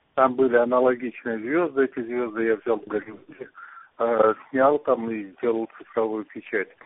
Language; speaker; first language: Russian; non-native, local second language; Uzbek